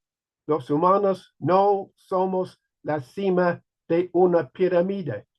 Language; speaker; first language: Spanish; non-native, learner; English